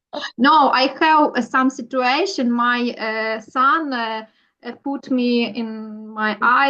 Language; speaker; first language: English; non-native, learner; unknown